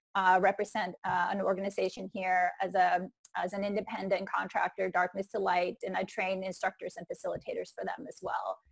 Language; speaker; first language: English; non-native, fluent; Icelandic